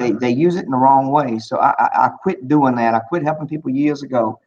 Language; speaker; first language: English; native; English